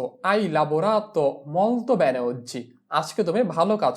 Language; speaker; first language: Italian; non-native, fluent; Bangla